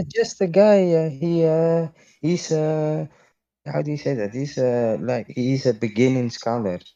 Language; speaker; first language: English; non-native, fluent; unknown